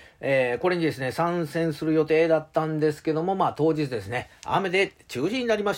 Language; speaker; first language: Japanese; native; Japanese